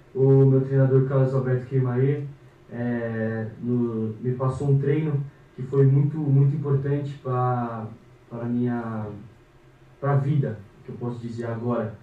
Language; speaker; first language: Portuguese; native; Portuguese